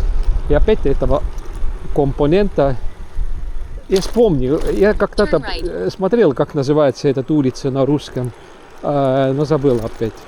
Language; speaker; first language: Russian; non-native, local second language; Estonian